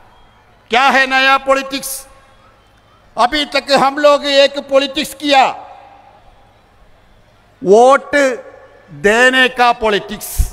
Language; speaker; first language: Hindi; non-native, local second language; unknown